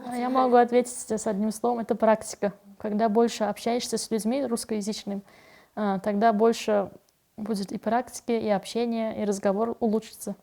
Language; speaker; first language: Russian; non-native, fluent; Turkmen